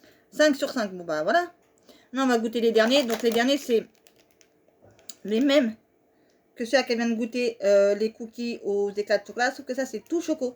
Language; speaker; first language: French; native; French